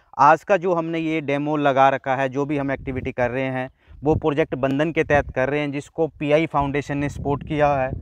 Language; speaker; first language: Hindi; non-native, local second language; Punjabi